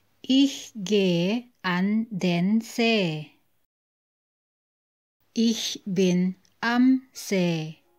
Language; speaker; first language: German; non-native, fluent; Indonesian